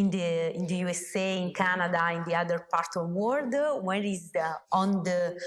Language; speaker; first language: English; non-native, learner; Italian